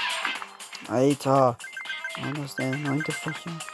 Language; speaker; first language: German; native; German